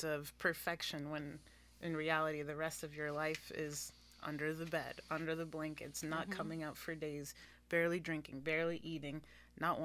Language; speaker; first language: English; non-native, fluent; Spanish